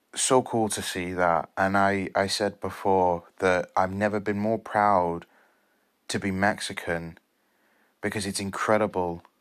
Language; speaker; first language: English; native; English